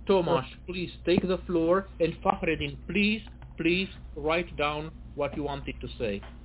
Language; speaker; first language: English; non-native, fluent; Romanian